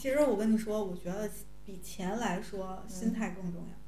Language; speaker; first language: Chinese; native; Chinese